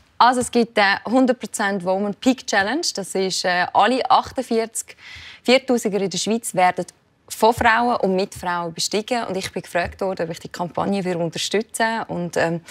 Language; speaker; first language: German; native; German